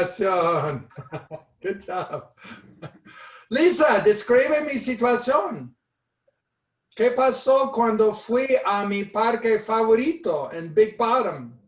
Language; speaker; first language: Spanish; non-native, fluent; English